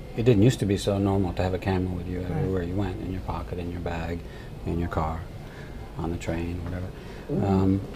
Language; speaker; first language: English; native; English